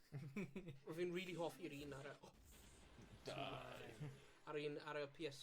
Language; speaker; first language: Welsh; native; Welsh